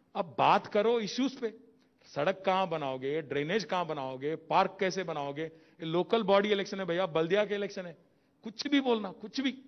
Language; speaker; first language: Hindi; non-native, local second language; Telugu